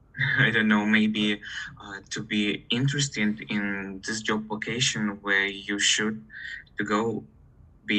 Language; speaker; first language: English; non-native, learner; Russian